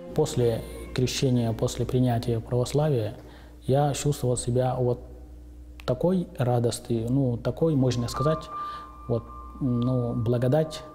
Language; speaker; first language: Russian; non-native, fluent; Arabic